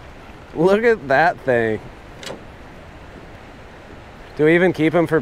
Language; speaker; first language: English; native; English